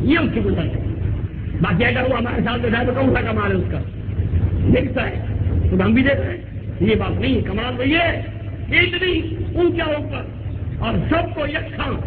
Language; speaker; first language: Urdu; non-native, local second language; Sindhi